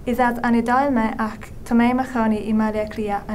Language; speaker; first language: Irish; non-native, learner; Italian